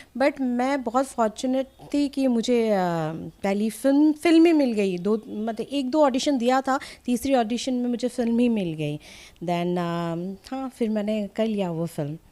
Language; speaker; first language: Hindi; non-native, local second language; Assamese